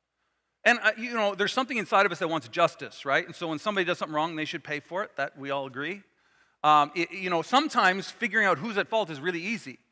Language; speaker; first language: English; native; English